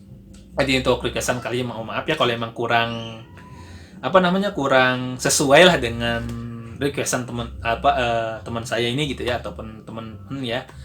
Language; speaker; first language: Indonesian; native; Indonesian